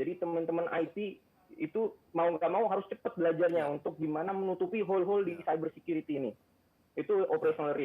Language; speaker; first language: Indonesian; native; Indonesian